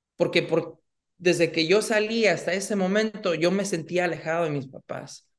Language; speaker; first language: Spanish; early bilingual, heritage; Spanish